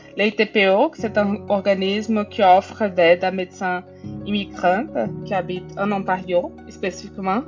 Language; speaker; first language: French; non-native, fluent; Portuguese